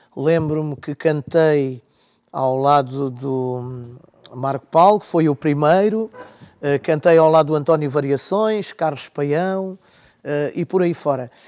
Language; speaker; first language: Portuguese; native; Portuguese